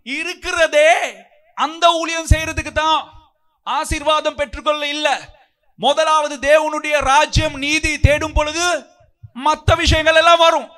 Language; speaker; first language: Tamil; non-native, local second language; Sinhala